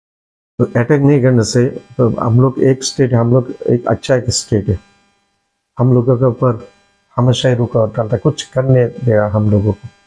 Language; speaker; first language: Hindi; non-native, learner; Bangla